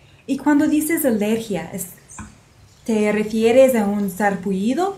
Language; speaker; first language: Spanish; non-native, fluent; English